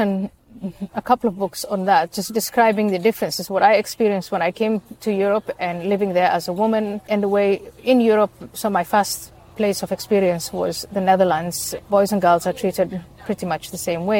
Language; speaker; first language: English; non-native, fluent; Somali